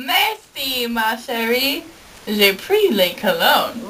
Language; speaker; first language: French; non-native, learner; English